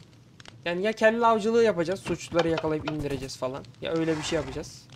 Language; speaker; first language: Turkish; native; Turkish